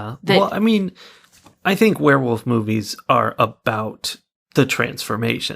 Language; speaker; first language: English; native; English